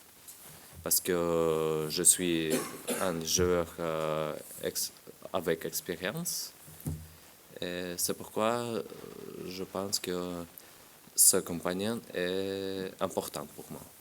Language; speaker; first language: French; non-native, learner; Russian